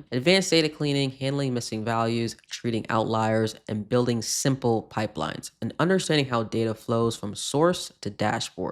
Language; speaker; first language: English; native; English